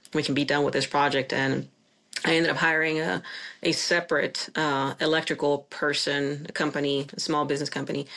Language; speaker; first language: English; non-native, fluent; Spanish